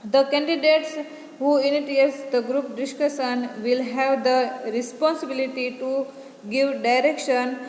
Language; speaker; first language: English; non-native, local second language; Gujarati